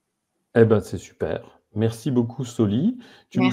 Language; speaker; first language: French; native; French